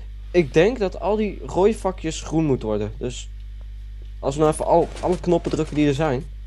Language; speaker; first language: Dutch; native; Dutch